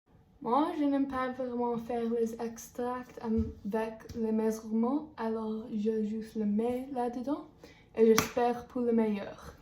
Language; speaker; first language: French; non-native, learner; English